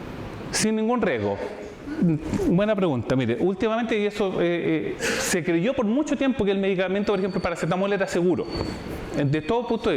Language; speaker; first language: Spanish; native; Spanish